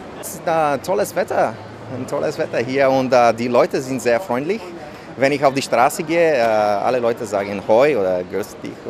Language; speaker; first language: German; non-native, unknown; Bulgarian